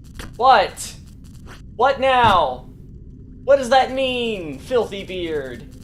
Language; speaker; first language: English; native; English